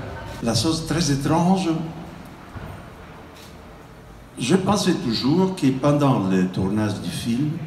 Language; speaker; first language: French; non-native, fluent; Italian